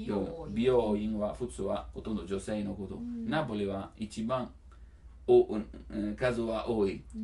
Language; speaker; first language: Japanese; non-native, learner; Italian